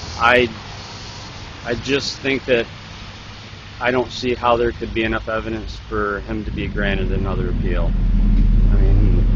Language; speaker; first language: English; native; English